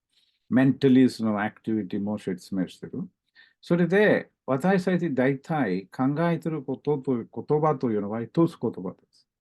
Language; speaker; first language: Japanese; non-native, learner; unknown